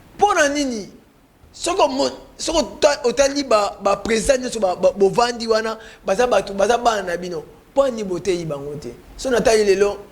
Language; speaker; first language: Lingala; non-native, local second language; Kongo